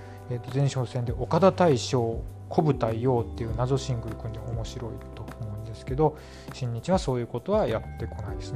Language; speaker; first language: Japanese; native; Japanese